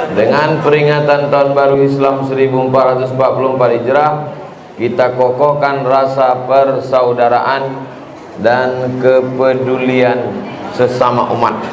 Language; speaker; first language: Indonesian; native; Indonesian